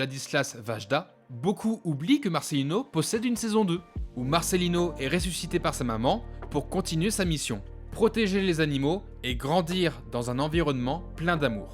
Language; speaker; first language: French; native; French